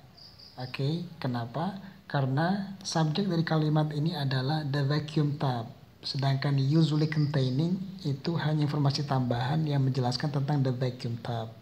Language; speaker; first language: Indonesian; native; Indonesian